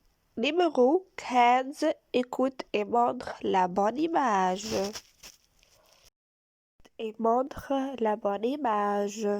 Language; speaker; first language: French; non-native, fluent; Arabic